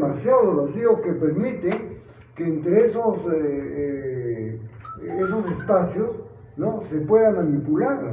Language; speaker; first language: Spanish; native; Spanish